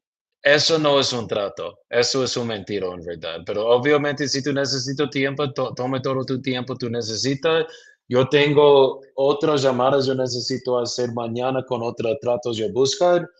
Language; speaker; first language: Spanish; non-native, learner; English